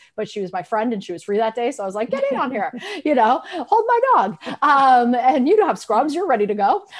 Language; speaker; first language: English; native; English